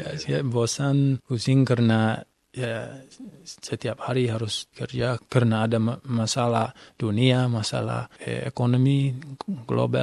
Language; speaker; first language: Indonesian; non-native, fluent; English